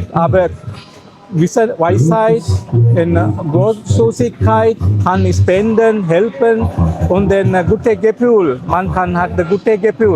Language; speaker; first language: German; non-native, learner; Sinhala